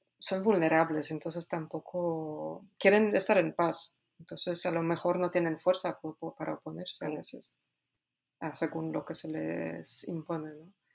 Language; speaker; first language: Spanish; non-native, fluent; Polish